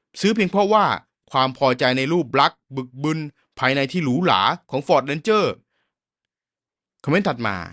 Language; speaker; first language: Thai; native; Thai